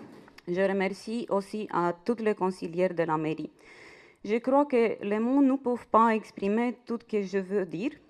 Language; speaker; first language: French; non-native, fluent; Romanian